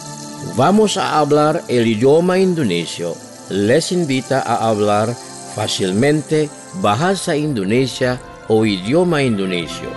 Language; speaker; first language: Spanish; non-native, fluent; Indonesian